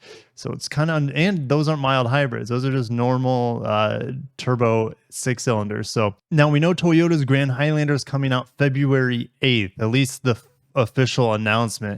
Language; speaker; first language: English; native; English